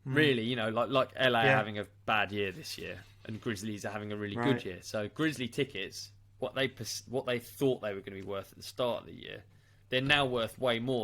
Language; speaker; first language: English; native; English